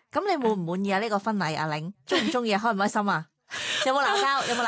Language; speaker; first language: Cantonese; native; Cantonese